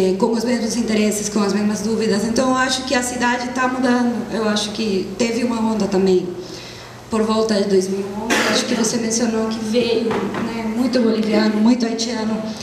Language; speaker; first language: Portuguese; non-native, fluent; Spanish